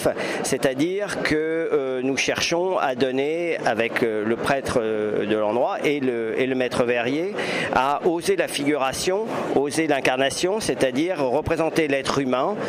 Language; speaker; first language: French; native; French